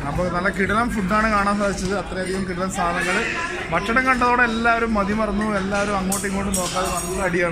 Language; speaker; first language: Malayalam; native; Malayalam